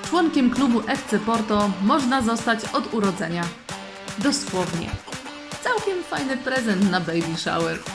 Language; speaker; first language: Polish; native; Polish